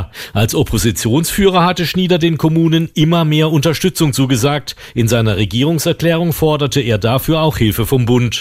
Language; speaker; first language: German; native; German